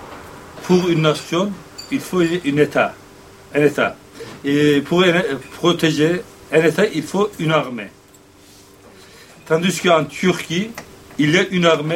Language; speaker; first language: French; non-native, fluent; Kurdish